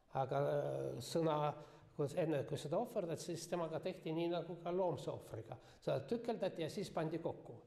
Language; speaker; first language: Estonian; non-native, local second language; Russian